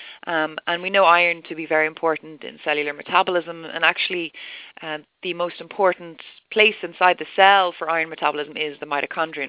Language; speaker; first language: English; native; English